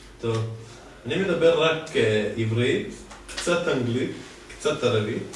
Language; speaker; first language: Hebrew; non-native, fluent; Serbian